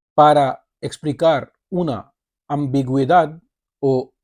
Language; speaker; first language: Spanish; non-native, fluent; Urdu